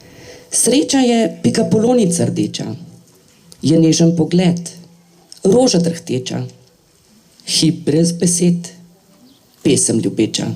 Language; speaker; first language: Slovenian; native; Slovenian